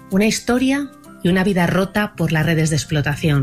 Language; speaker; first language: Spanish; native; Spanish